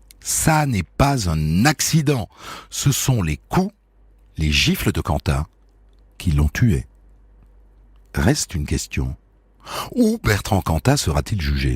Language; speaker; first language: French; native; French